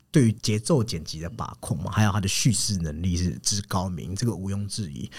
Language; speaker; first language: Chinese; native; Chinese